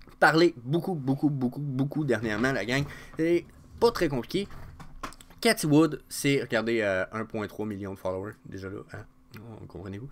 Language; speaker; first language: French; native; French